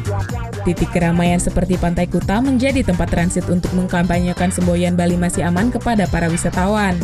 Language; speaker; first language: Indonesian; native; Indonesian